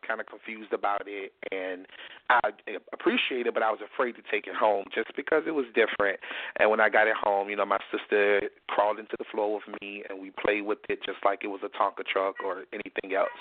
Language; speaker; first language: English; native; English